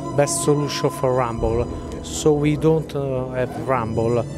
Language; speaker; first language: English; non-native, learner; Italian